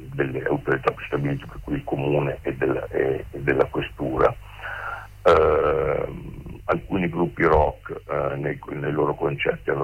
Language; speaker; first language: Italian; native; Italian